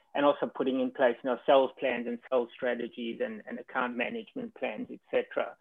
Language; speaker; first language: English; native; English